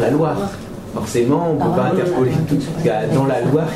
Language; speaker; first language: French; native; French